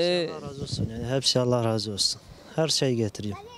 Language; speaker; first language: Turkish; non-native, learner; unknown